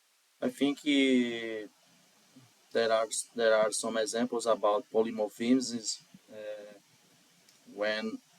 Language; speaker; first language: English; non-native, learner; Portuguese